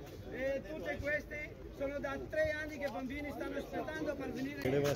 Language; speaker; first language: Italian; non-native, fluent; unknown